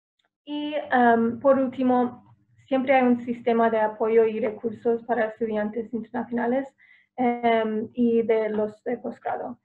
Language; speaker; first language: Spanish; non-native, fluent; English